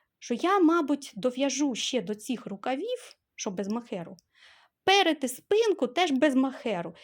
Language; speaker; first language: Ukrainian; non-native, local second language; Russian